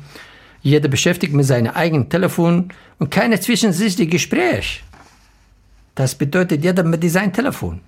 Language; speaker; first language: German; non-native, learner; Arabic